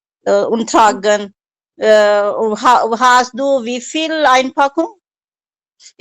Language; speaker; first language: German; non-native, learner; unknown